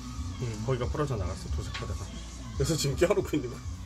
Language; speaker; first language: Korean; native; Korean